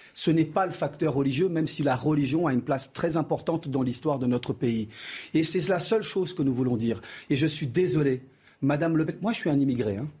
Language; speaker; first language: French; early bilingual, other home language; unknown